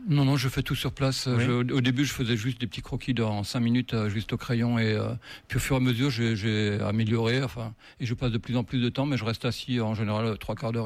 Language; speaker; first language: French; native; French